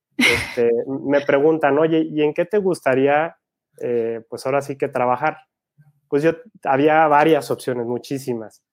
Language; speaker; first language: Spanish; native; Spanish